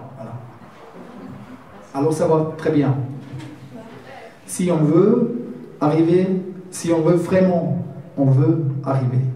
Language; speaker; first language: French; non-native, learner; German